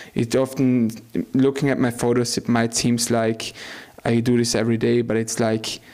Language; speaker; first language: English; non-native, fluent; German